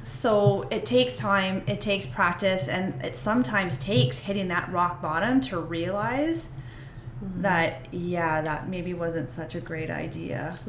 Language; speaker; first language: English; native; English